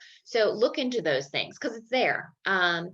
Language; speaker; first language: English; native; English